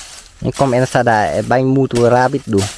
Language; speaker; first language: Portuguese; non-native, learner; Vietnamese